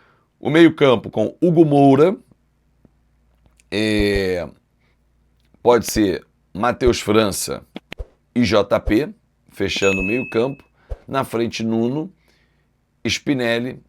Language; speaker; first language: Portuguese; native; Portuguese